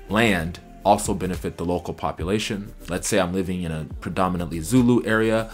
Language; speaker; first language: English; native; English